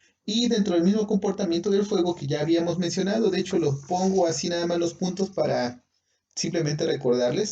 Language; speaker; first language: Spanish; native; Spanish